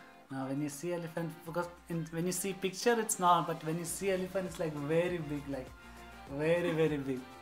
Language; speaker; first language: English; non-native, local second language; Malayalam